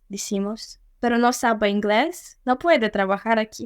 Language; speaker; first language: Spanish; non-native, fluent; Ukrainian